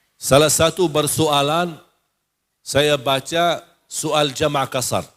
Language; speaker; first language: Malay; non-native, fluent; Arabic